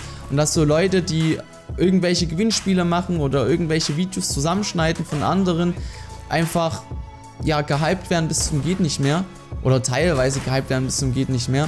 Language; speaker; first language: German; native; German